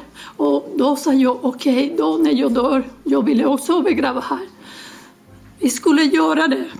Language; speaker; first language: Swedish; non-native, learner; Spanish